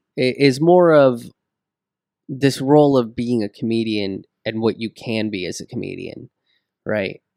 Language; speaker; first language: English; early bilingual, other home language; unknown